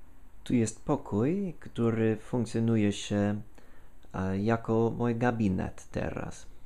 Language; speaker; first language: Polish; non-native, fluent; English